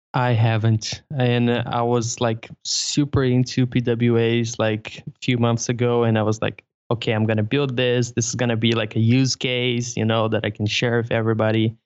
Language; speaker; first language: English; non-native, fluent; Portuguese